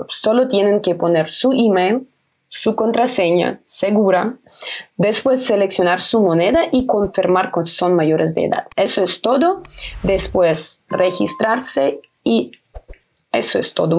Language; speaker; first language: Spanish; non-native, fluent; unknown